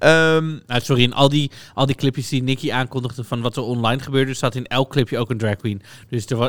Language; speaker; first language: Dutch; native; Dutch